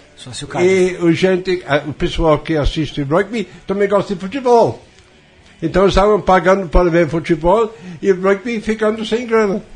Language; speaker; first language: Portuguese; non-native, fluent; English